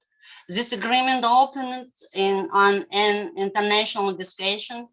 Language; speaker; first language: English; non-native, learner; Russian